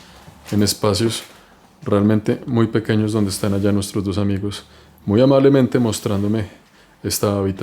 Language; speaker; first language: Spanish; native; Spanish